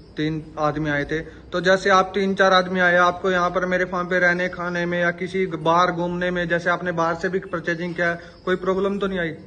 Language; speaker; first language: Hindi; native; Hindi